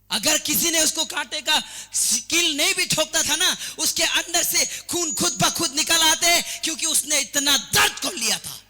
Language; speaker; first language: Hindi; non-native, local second language; Assamese